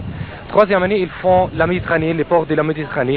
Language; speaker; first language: French; non-native, fluent; Arabic